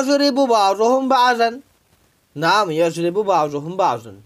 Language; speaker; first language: Arabic; non-native, fluent; Urdu